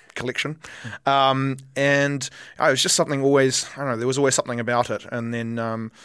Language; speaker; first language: English; native; English